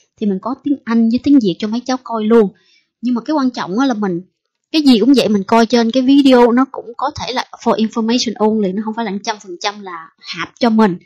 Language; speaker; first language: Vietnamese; early bilingual, heritage; Vietnamese